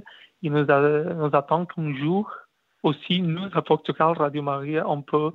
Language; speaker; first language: French; non-native, learner; Portuguese